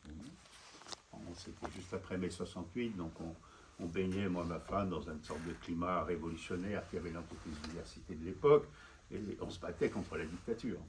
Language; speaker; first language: French; native; French